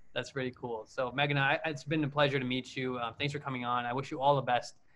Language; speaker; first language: English; native; English